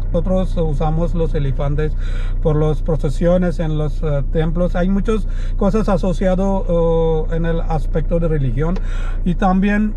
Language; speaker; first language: Spanish; non-native, learner; Malayalam